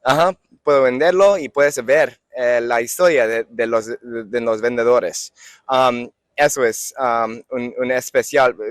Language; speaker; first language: Spanish; non-native, learner; English